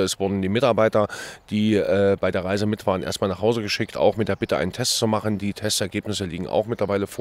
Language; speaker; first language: German; native; German